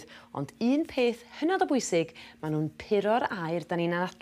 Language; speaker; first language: Welsh; native; Welsh